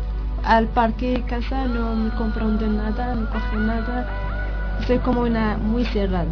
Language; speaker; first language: Spanish; non-native, learner; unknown